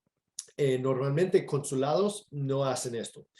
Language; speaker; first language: Spanish; non-native, fluent; English